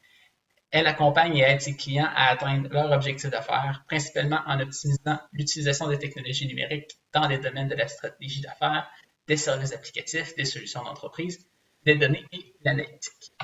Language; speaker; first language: French; native; French